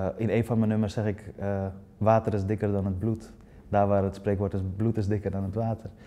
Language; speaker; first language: Dutch; early bilingual, other home language; Persian